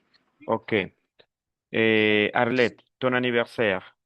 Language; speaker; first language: French; non-native, fluent; Spanish